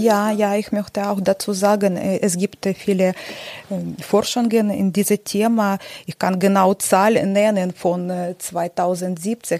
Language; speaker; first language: German; non-native, learner; Ukrainian